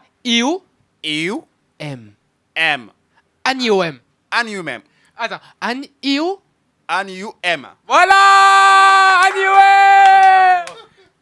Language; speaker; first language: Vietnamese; non-native, learner; French